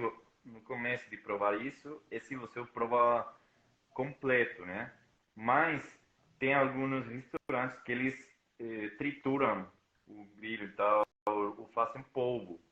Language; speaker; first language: Portuguese; non-native, fluent; Spanish